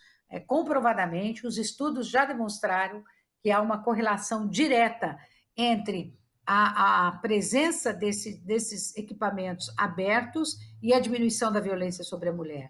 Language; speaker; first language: Portuguese; native; Portuguese